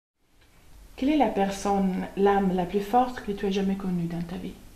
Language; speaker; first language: French; non-native, fluent; Persian